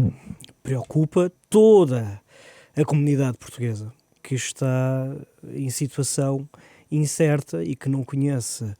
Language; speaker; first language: Portuguese; native; Portuguese